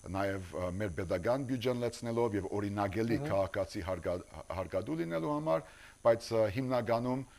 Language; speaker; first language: Armenian; early bilingual, heritage; Armenian